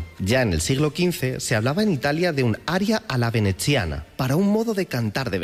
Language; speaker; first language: Spanish; native; Spanish